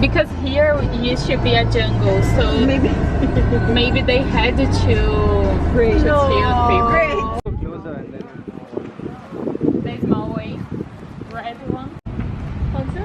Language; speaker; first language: English; non-native, fluent; Portuguese